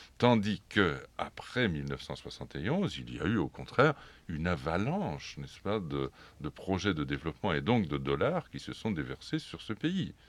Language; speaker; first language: French; native; French